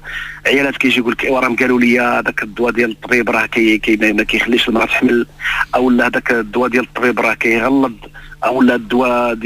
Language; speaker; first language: Arabic; native; Arabic